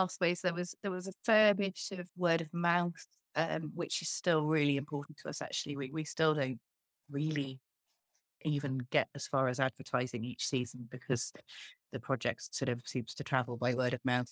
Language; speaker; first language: English; native; English